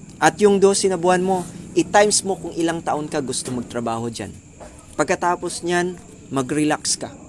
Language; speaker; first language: Filipino; non-native, local second language; Cebuano